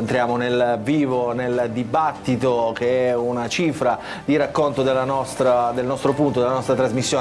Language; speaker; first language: Italian; native; Italian